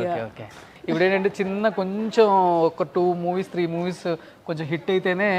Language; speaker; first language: Telugu; native; Telugu